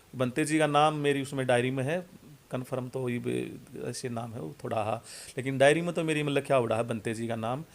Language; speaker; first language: Hindi; native; Hindi